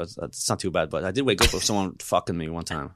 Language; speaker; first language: English; native; English